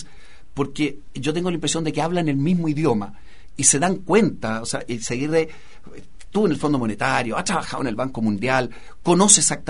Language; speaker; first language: Spanish; native; Spanish